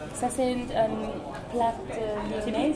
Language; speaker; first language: French; non-native, learner; English